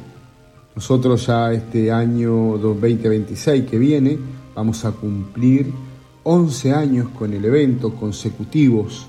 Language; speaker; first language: Spanish; native; Spanish